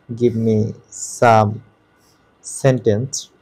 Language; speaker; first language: English; non-native, local second language; Bangla